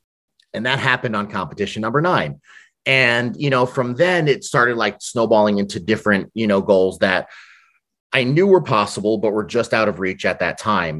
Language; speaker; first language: English; native; English